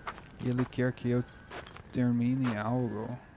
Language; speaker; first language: Portuguese; non-native, fluent; English